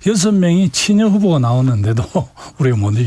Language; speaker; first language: Korean; native; Korean